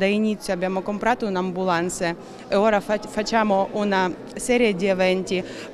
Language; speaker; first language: Italian; non-native, learner; Ukrainian